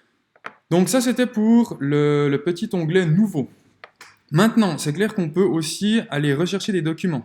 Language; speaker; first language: French; native; French